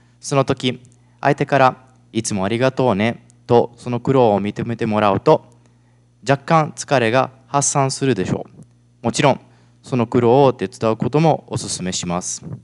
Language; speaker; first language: Japanese; non-native, fluent; Italian